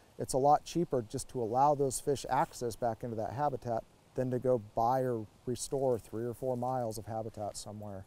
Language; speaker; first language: English; native; English